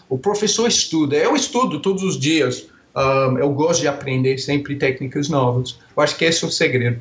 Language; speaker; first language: Portuguese; non-native, fluent; English